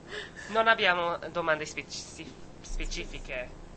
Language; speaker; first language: Italian; non-native, learner; English